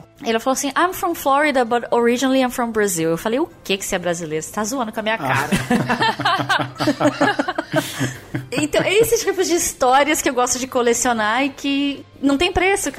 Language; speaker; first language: Portuguese; native; Portuguese